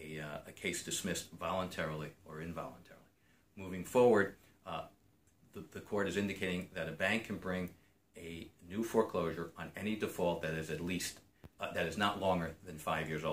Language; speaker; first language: English; native; English